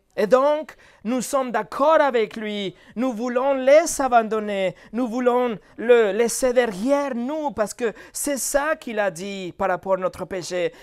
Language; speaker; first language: French; non-native, fluent; Spanish